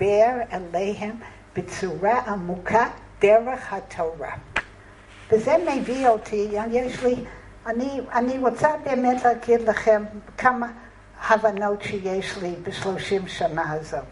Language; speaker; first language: Hebrew; non-native, fluent; English